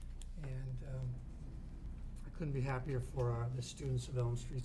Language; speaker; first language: English; native; English